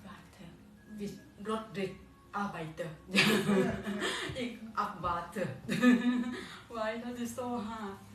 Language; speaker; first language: German; non-native, learner; Thai